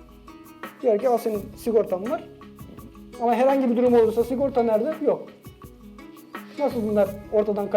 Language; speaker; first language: Turkish; native; Turkish